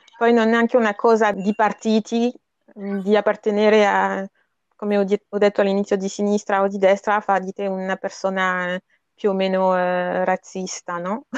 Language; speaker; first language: Italian; non-native, fluent; French